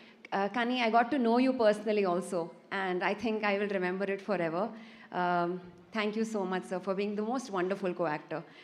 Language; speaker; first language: Telugu; non-native, fluent; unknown